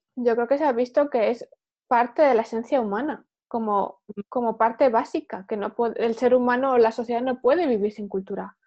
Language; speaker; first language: Spanish; native; Spanish